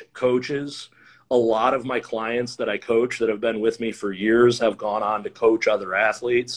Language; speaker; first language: English; native; English